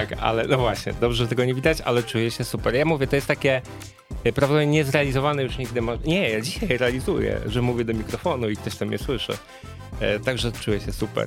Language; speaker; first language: Polish; native; Polish